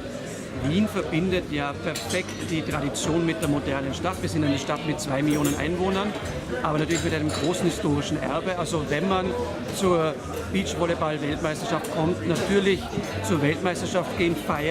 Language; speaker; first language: German; native; German